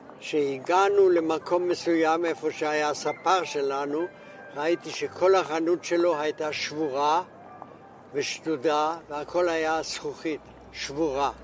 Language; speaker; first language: Hebrew; non-native, fluent; German